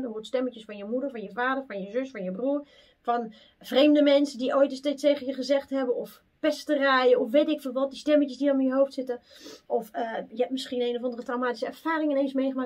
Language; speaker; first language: Dutch; native; Dutch